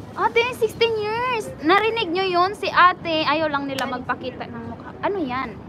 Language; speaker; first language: Filipino; non-native, local second language; Cebuano